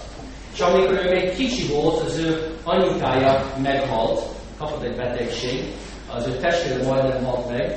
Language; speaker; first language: Hungarian; non-native, fluent; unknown